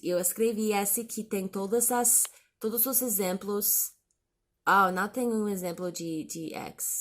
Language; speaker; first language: Portuguese; non-native, learner; English